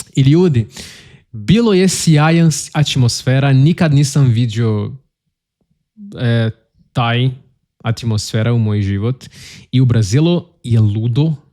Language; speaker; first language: Bosnian; non-native, learner; Portuguese